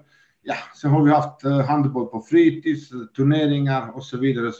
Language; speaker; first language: Swedish; non-native, fluent; Serbian